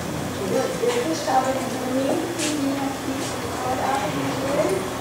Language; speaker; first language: Portuguese; non-native, fluent; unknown